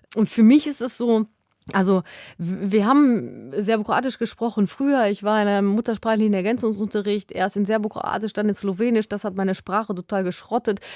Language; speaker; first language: German; native; German